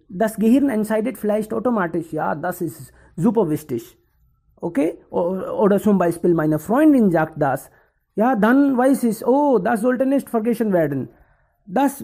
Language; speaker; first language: German; non-native, learner; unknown